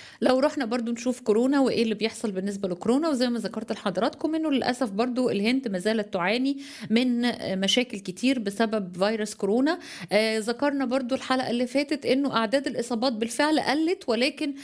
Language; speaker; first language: Arabic; native; Arabic